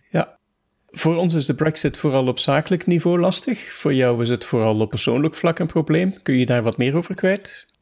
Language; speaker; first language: Dutch; native; Dutch